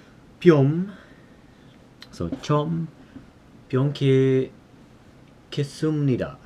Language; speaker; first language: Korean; non-native, learner; English